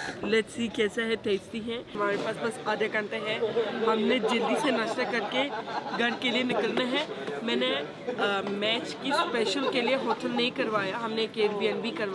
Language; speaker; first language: Hindi; non-native, learner; Turkish